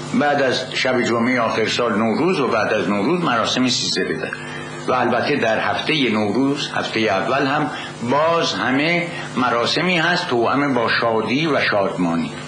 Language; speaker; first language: Persian; native; Persian